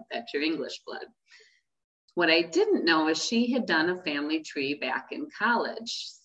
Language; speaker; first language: English; native; English